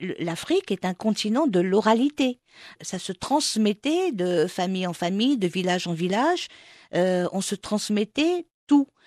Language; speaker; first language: French; non-native, local second language; Arabic